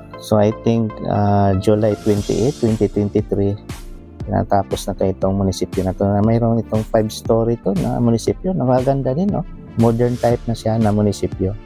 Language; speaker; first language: Filipino; native; Filipino